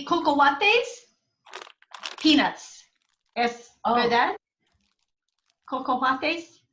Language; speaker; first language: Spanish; non-native, learner; English